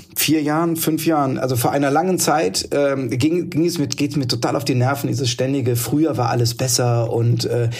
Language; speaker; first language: German; native; German